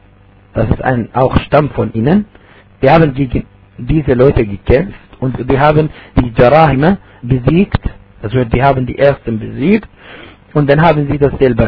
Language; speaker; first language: German; non-native, fluent; Arabic